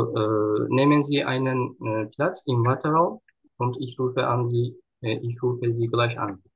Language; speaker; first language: German; non-native, learner; Turkish